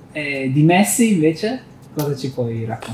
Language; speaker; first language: Italian; native; Italian